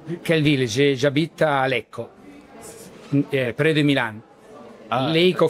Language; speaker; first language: French; non-native, learner; Italian